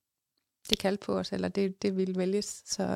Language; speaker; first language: Danish; native; Danish